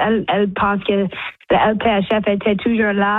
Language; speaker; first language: French; non-native, local second language; English